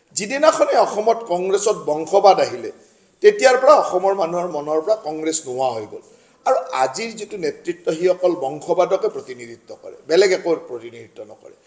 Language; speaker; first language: Assamese; native; Assamese